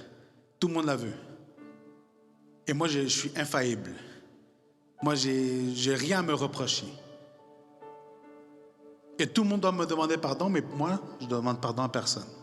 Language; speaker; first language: French; non-native, fluent; Spanish